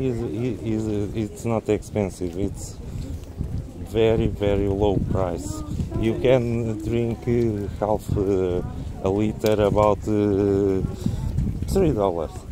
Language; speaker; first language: English; non-native, learner; Portuguese